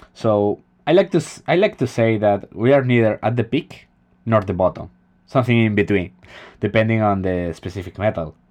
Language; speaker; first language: English; non-native, fluent; Spanish